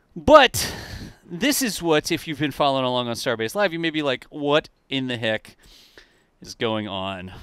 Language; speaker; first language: English; native; English